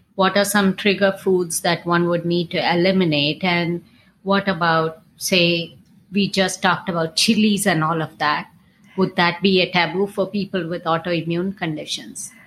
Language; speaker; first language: English; non-native, local second language; Tamil